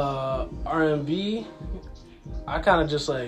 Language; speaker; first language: English; early bilingual, other home language; Ukrainian